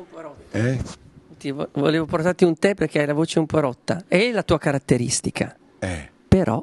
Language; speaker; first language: Italian; native; Italian